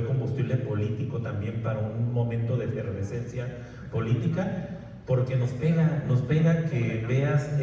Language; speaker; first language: Spanish; native; Spanish